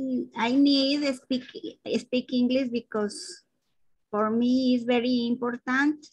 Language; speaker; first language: English; non-native, learner; Spanish